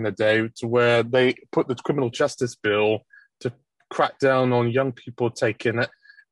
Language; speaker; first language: English; native; English